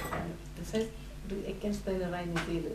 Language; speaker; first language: German; non-native, fluent; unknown